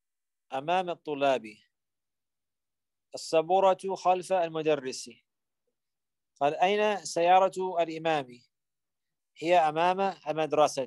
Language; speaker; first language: Arabic; non-native, fluent; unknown